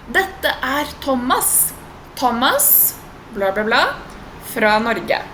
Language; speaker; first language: Norwegian; non-native, fluent; Portuguese